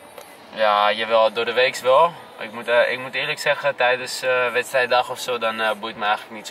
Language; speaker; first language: Dutch; non-native, fluent; Greek